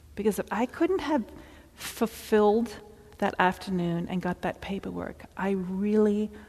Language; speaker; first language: English; early bilingual, other home language; Dutch